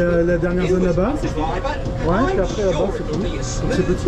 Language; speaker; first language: French; native; French